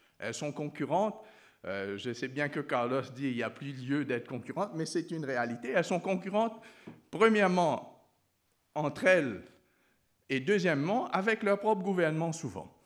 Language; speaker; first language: French; non-native, local second language; Morisyen